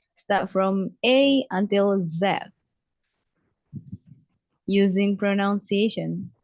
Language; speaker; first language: English; non-native, fluent; Javanese